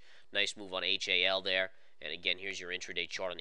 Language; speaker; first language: English; native; English